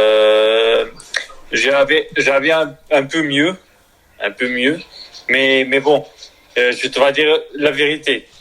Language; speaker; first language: French; non-native, learner; Spanish